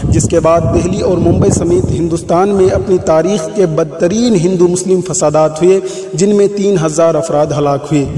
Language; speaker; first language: Urdu; native; Urdu